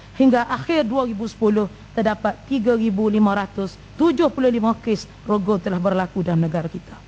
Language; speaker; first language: Malay; native; Malay